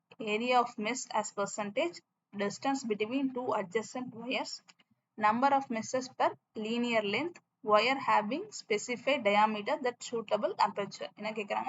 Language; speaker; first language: English; non-native, local second language; Tamil